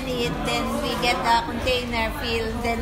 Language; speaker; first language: English; non-native, local second language; Filipino